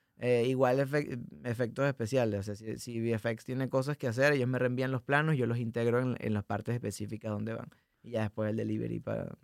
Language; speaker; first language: Spanish; native; Spanish